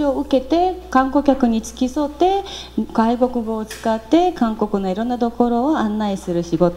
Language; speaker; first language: Japanese; non-native, fluent; Korean